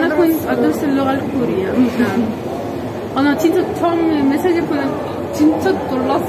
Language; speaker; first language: Arabic; native; Arabic